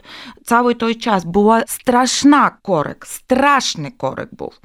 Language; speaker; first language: Ukrainian; non-native, local second language; Russian